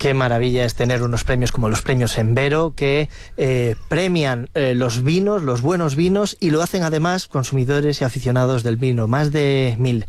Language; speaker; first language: Spanish; native; Spanish